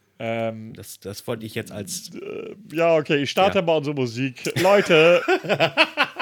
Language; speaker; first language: German; native; German